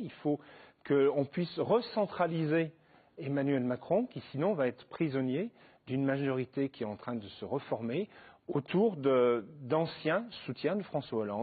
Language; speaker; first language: French; native; French